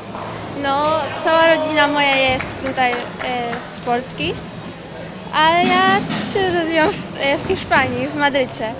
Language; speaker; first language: Polish; early bilingual, heritage; Spanish